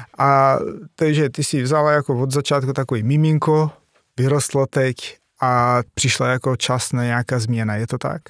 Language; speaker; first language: Czech; non-native, fluent; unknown